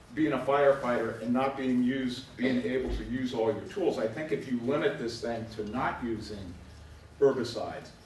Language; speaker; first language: English; native; English